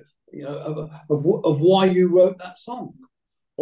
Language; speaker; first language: English; native; English